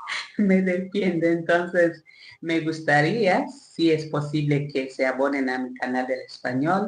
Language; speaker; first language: Spanish; non-native, learner; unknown